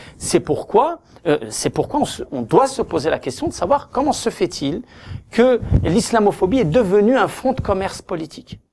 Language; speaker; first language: French; native; French